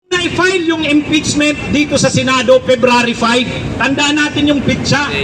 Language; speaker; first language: Filipino; non-native, local second language; Bikol